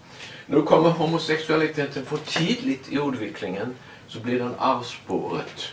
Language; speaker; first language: Swedish; non-native, learner; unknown